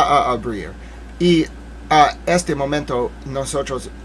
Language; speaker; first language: Spanish; non-native, learner; English